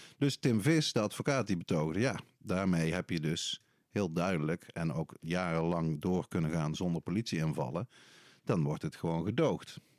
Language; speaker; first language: Dutch; native; Dutch